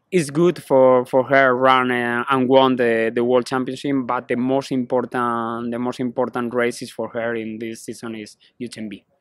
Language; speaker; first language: English; non-native, fluent; Spanish